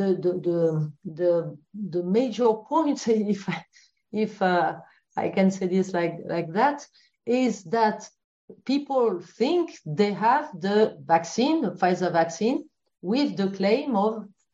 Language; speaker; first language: English; non-native, fluent; French